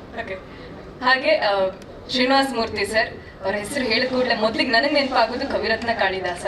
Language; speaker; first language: Kannada; native; Kannada